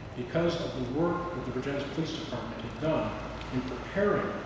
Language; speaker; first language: English; native; English